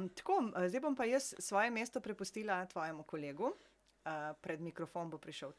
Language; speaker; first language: Slovenian; native; Slovenian